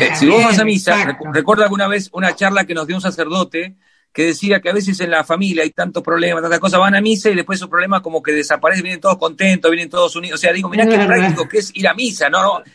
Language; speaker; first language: Spanish; native; Spanish